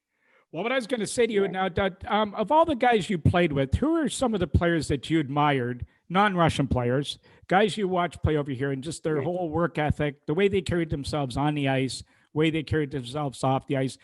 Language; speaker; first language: English; native; English